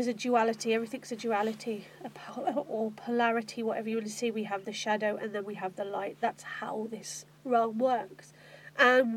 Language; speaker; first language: English; native; English